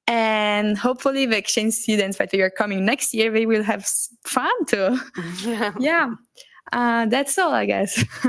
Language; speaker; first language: English; non-native, learner; Italian